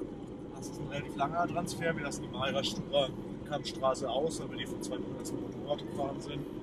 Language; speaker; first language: German; native; German